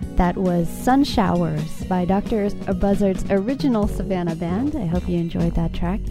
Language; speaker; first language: English; native; English